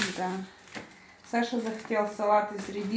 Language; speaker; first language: Russian; native; Russian